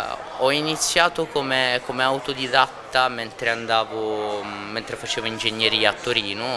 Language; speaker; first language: Italian; native; Italian